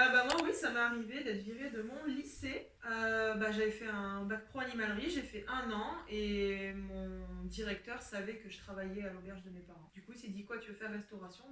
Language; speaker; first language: French; native; French